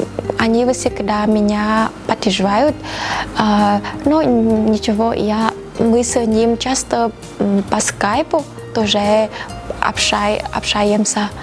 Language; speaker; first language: Russian; non-native, fluent; Vietnamese